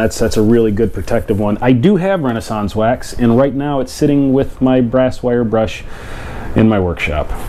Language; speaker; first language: English; native; English